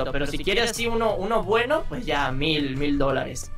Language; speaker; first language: Spanish; native; Spanish